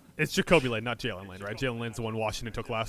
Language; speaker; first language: English; native; English